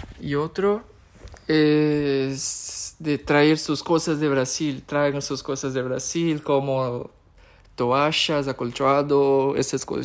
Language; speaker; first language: Spanish; non-native, fluent; Portuguese